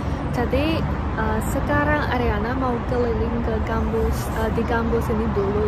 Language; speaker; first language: Indonesian; non-native, fluent; Chinese